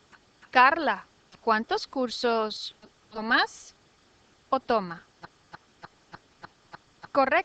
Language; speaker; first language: Spanish; non-native, fluent; English